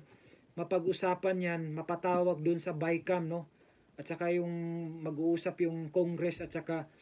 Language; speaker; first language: Filipino; native; Filipino